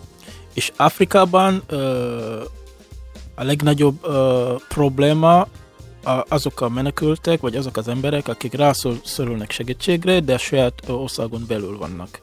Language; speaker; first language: Hungarian; non-native, fluent; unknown